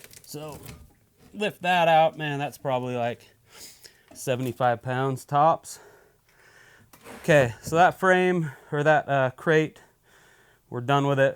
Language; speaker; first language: English; native; English